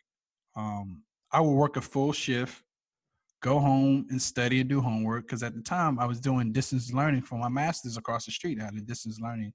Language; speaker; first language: English; native; English